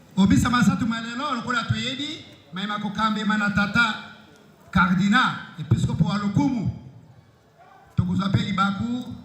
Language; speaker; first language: Lingala; native; Lingala